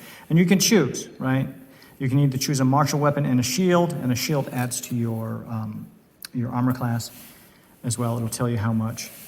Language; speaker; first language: English; native; English